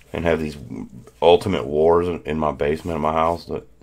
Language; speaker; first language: English; native; English